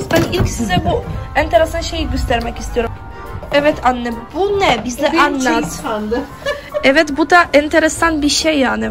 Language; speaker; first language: Turkish; non-native, learner; Polish